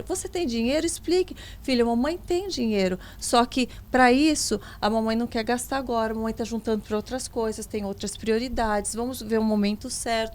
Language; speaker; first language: Portuguese; native; Portuguese